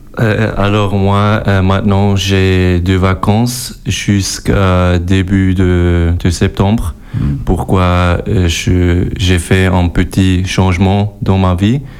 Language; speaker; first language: French; non-native, learner; German